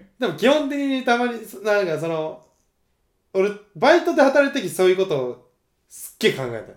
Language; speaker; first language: Japanese; native; Japanese